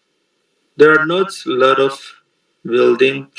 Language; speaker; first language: English; non-native, learner; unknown